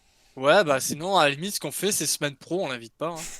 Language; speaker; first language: French; native; French